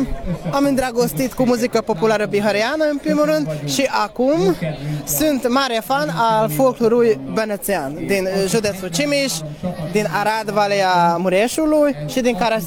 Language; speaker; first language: Romanian; non-native, learner; Hungarian